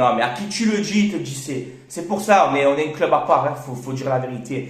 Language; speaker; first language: French; native; French